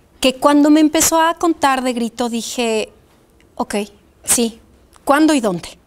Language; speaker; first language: Spanish; early bilingual, other home language; Polish